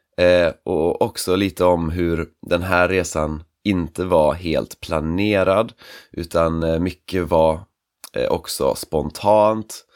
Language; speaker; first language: Swedish; native; Swedish